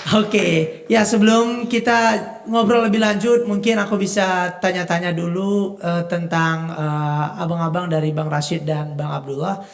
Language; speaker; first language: Indonesian; native; Indonesian